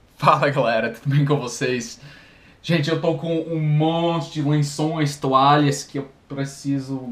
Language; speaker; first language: Portuguese; non-native, fluent; English